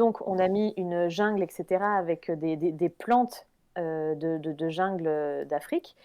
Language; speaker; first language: French; native; French